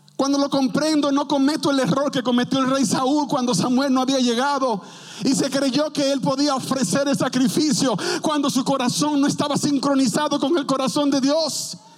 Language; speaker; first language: Spanish; native; Spanish